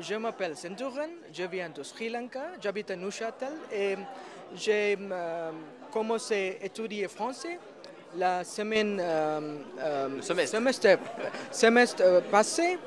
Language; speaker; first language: French; non-native, learner; Tamil